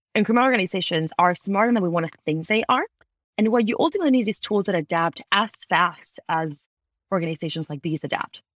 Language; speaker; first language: English; non-native, fluent; Spanish